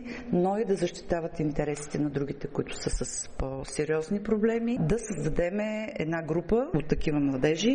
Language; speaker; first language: Bulgarian; native; Bulgarian